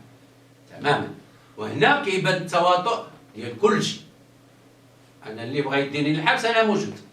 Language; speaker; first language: Arabic; native; Arabic